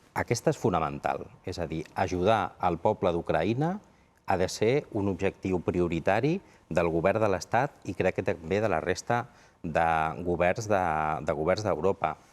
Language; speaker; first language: Catalan; non-native, local second language; Spanish